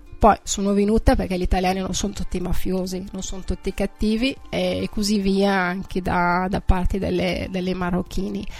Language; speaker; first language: Italian; non-native, fluent; Arabic